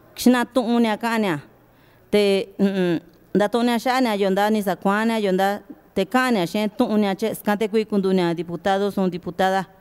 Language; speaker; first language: Spanish; non-native, local second language; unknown